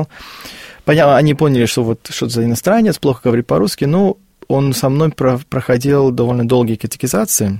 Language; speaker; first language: Russian; non-native, fluent; Afrikaans